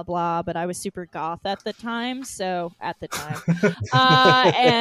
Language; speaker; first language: English; native; English